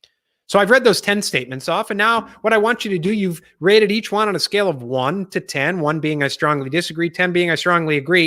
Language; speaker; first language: English; native; English